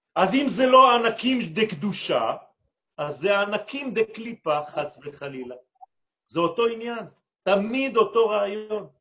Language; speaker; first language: Hebrew; non-native, fluent; French